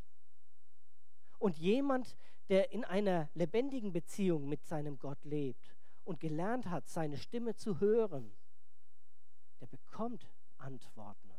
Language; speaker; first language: German; native; German